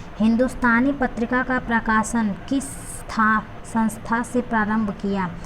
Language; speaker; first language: Hindi; native; Hindi